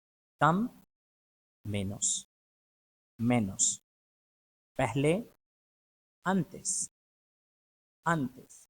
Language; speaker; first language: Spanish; non-native, fluent; Urdu